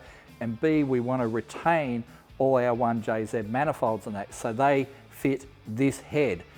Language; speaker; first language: English; native; English